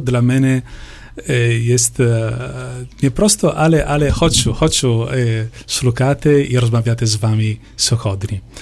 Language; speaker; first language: Ukrainian; non-native, learner; Italian